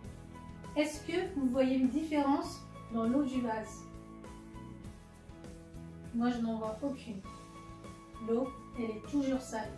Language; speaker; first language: French; native; French